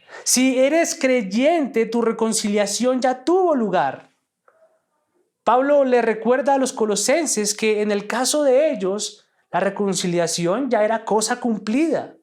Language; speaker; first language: Spanish; native; Spanish